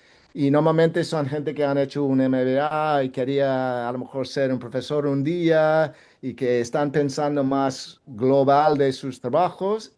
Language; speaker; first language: Spanish; non-native, fluent; English